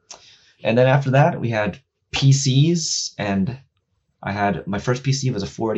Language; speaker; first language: English; native; English